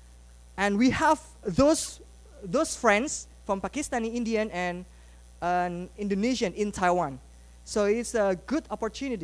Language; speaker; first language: English; non-native, fluent; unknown